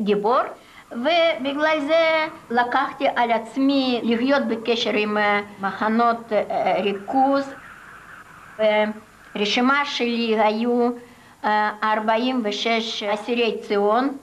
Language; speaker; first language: Hebrew; non-native, fluent; Russian